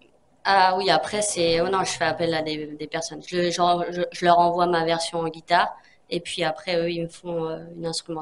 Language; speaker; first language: French; native; French